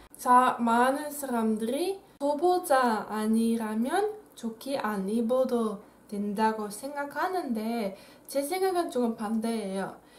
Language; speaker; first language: Korean; non-native, fluent; Dutch